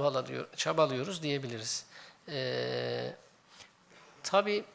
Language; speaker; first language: Turkish; native; Turkish